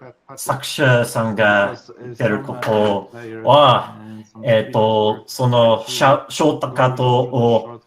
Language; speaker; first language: Japanese; non-native, learner; English